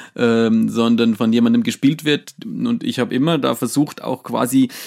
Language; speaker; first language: German; native; German